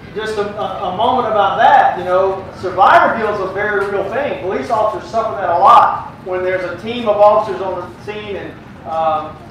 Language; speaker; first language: English; native; English